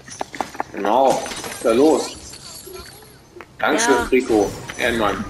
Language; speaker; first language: German; native; German